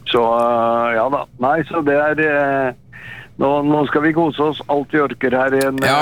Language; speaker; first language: Norwegian; native; Norwegian